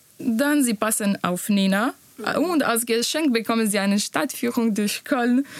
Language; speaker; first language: German; non-native, learner; Bosnian